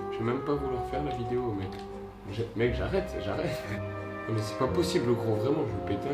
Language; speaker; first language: French; native; French